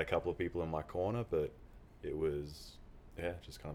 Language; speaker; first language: English; native; English